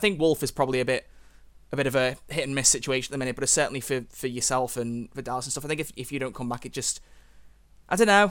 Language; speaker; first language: English; native; English